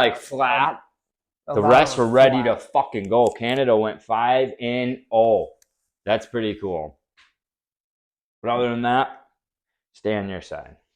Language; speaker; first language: English; native; English